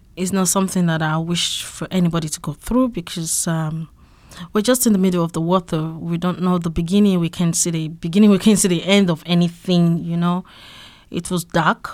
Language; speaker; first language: English; non-native, local second language; Yoruba